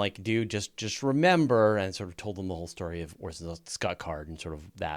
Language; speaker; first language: English; native; English